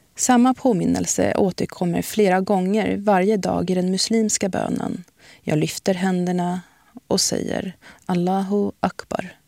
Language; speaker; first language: Swedish; early bilingual, other home language; Arabic